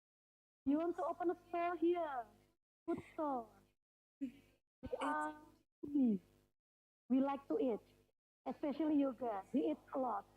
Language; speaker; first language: English; non-native, fluent; Indonesian